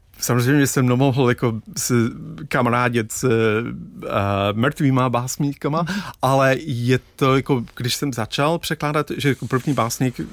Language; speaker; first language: Czech; non-native, fluent; English